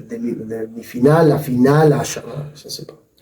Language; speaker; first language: French; non-native, learner; Spanish